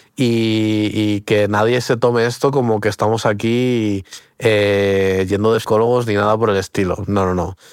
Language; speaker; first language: Spanish; early bilingual, other home language; Portuguese